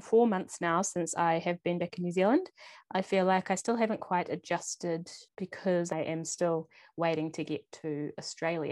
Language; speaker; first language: English; native; English